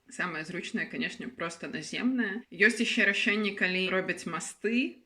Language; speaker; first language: Belarusian; native; Belarusian